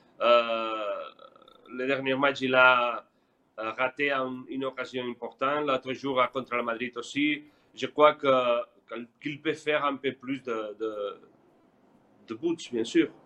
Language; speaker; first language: French; non-native, learner; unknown